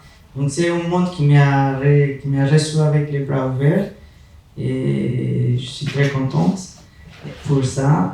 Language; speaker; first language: French; non-native, fluent; Spanish